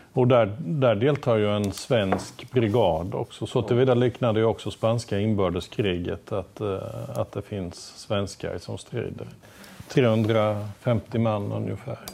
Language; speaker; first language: Swedish; native; Swedish